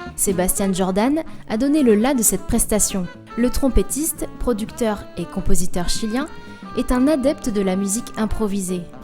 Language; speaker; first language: French; native; French